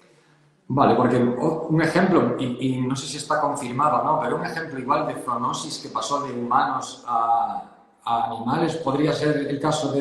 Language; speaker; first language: Spanish; native; Spanish